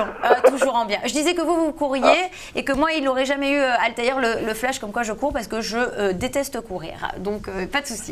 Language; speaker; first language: French; native; French